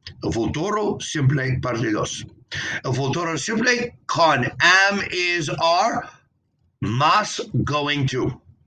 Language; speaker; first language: Spanish; non-native, learner; English